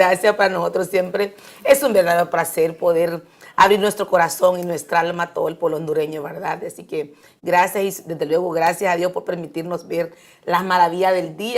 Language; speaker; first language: Spanish; native; Spanish